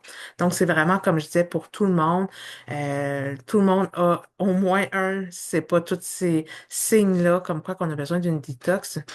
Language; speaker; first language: French; native; French